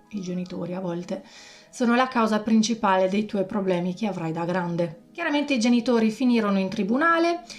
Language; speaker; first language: Italian; native; Italian